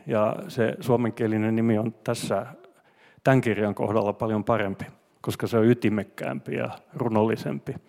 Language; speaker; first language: Finnish; non-native, local second language; Swedish